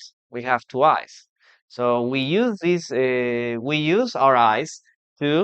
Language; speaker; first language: English; non-native, fluent; Spanish